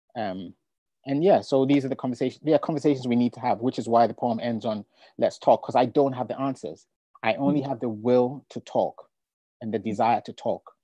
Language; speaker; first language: English; non-native, local second language; Ga